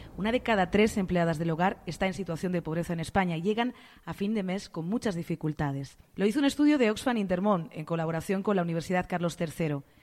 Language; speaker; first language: Spanish; native; Spanish